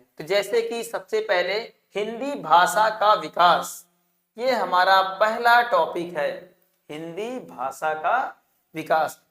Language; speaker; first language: Hindi; native; Hindi